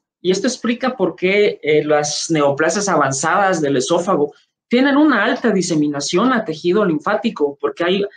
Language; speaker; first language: Spanish; native; Spanish